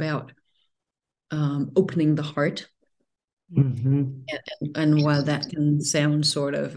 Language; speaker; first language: English; non-native, fluent; Danish